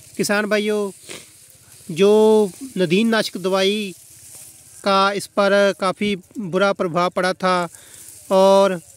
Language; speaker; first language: Hindi; non-native, local second language; Punjabi